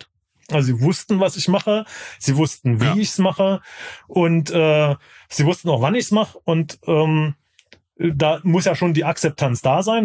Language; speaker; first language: German; native; German